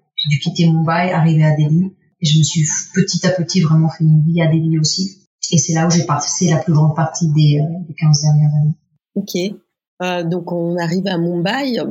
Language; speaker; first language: French; early bilingual, other home language; Spanish